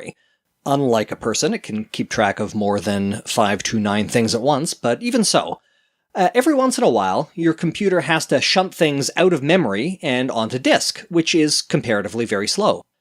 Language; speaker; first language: English; native; English